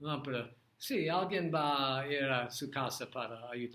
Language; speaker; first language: Spanish; non-native, learner; English